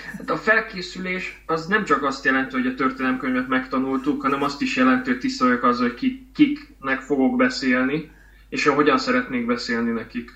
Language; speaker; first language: Hungarian; native; Hungarian